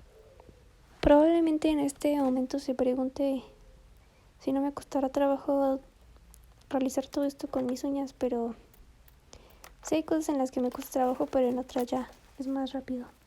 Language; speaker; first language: Spanish; native; Spanish